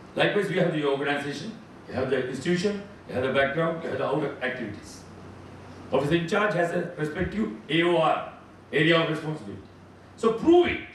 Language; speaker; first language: English; non-native, local second language; Sinhala